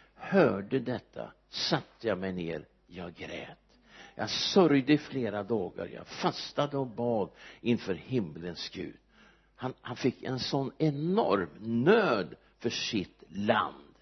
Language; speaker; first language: Swedish; native; Swedish